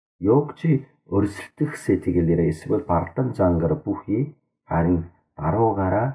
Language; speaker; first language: Mongolian; non-native, fluent; Korean